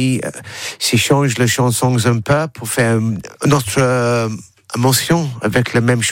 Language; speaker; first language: French; non-native, learner; English